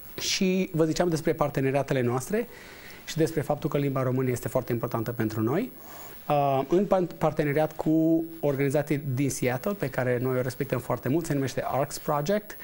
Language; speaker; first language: Romanian; native; Romanian